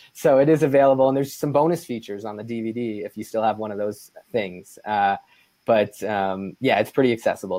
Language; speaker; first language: English; native; English